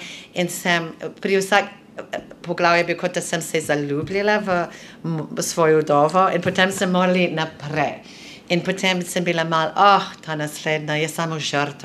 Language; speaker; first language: Slovenian; non-native, fluent; English